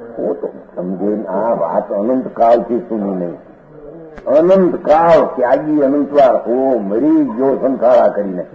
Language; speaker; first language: Hindi; non-native, local second language; Gujarati